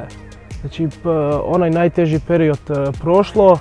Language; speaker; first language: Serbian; non-native, fluent; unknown